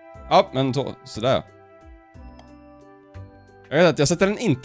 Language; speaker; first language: Swedish; native; Swedish